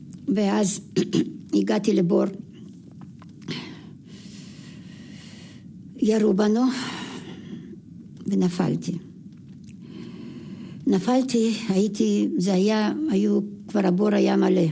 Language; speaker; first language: Hebrew; non-native, fluent; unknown